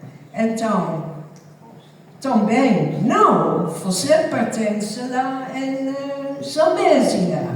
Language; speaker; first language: Portuguese; non-native, fluent; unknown